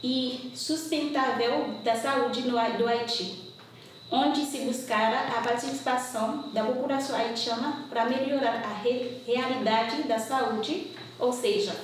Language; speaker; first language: Portuguese; non-native, fluent; Haitian Creole